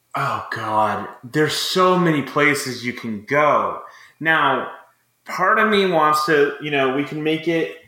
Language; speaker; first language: English; native; English